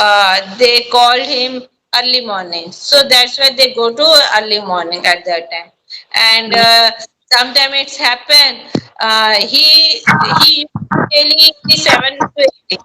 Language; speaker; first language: English; non-native, learner; Hindi